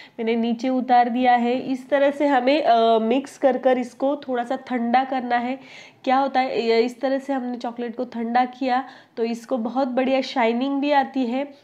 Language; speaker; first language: Hindi; non-native, local second language; Marathi